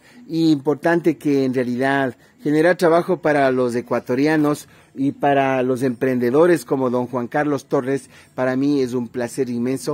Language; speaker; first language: Spanish; native; Spanish